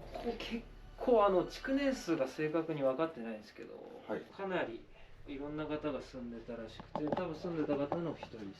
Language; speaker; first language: Japanese; native; Japanese